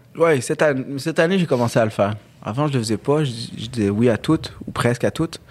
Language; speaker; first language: French; early bilingual, other home language; Arabic